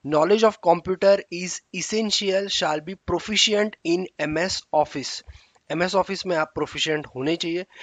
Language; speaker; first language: Hindi; native; Hindi